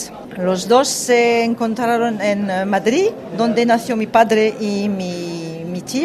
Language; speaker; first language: Spanish; early bilingual, heritage; French